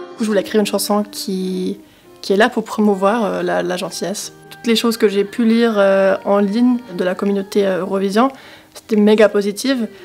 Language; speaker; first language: French; non-native, local second language; German